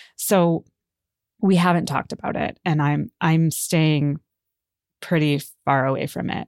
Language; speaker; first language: English; native; English